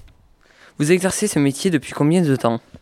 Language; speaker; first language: French; native; French